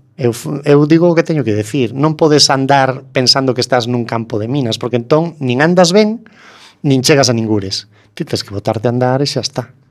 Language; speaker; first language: Galician; native; Galician